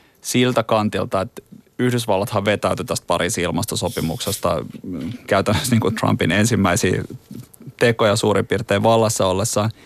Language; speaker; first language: Finnish; native; Finnish